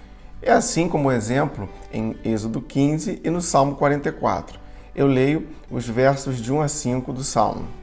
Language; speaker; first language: Portuguese; native; Portuguese